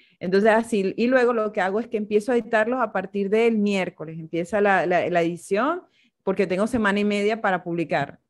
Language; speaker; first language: Spanish; native; Spanish